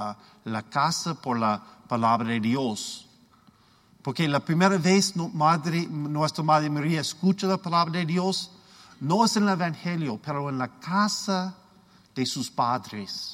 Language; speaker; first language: Spanish; non-native, learner; English